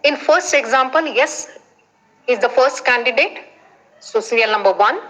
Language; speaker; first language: English; non-native, local second language; Marathi